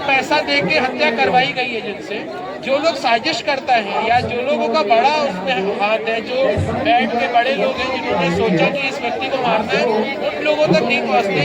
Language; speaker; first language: Hindi; native; Hindi